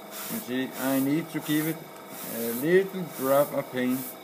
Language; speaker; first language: English; non-native, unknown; Danish